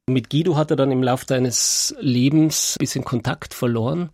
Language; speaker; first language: German; native; German